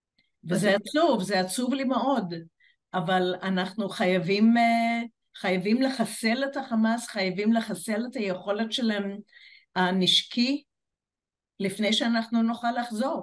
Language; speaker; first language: Hebrew; non-native, fluent; English